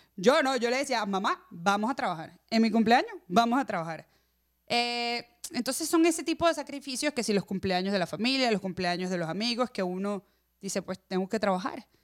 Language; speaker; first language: Spanish; native; Spanish